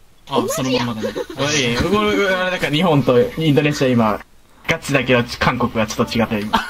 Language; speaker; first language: Japanese; native; Japanese